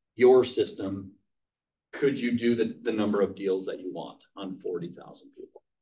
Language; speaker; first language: English; native; English